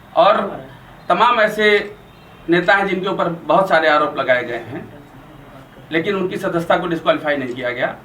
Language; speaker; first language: Hindi; native; Hindi